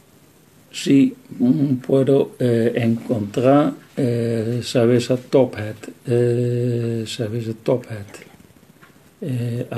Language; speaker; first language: Spanish; non-native, fluent; Dutch